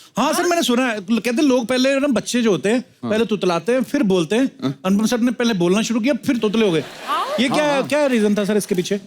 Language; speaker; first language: Hindi; native; Hindi